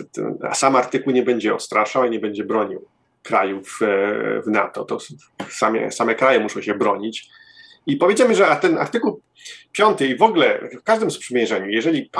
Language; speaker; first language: Polish; early bilingual, heritage; Polish